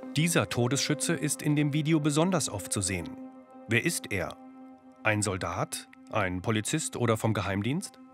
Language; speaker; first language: German; native; German